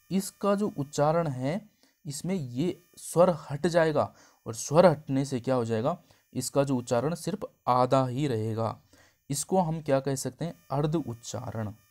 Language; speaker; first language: Hindi; native; Hindi